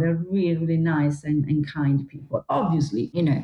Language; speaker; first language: English; non-native, fluent; Italian